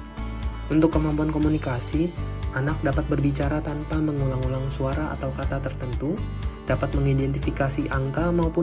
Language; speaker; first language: Indonesian; native; Indonesian